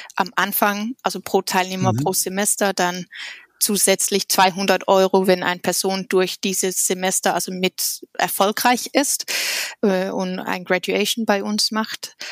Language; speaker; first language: German; non-native, fluent; Danish